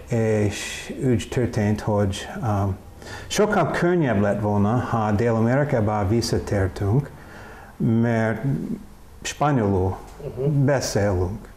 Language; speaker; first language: Hungarian; non-native, learner; English